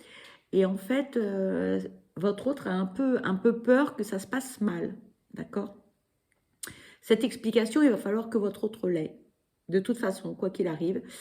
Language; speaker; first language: French; native; French